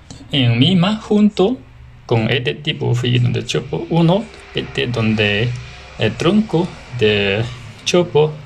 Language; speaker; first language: Spanish; non-native, learner; Chinese